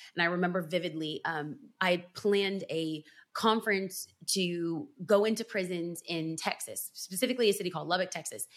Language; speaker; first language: English; native; English